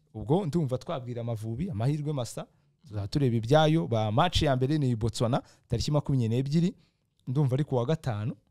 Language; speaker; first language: Kinyarwanda; native; Kinyarwanda